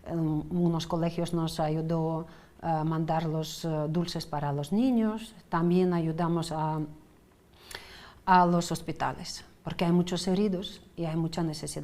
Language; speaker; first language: Spanish; non-native, fluent; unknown